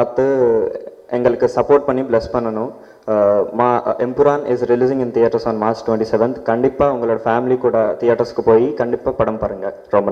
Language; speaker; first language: Tamil; non-native, learner; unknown